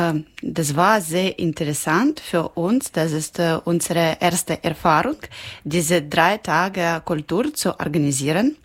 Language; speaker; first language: German; non-native, learner; Ukrainian